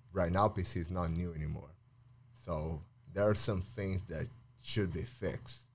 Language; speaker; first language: English; non-native, fluent; Portuguese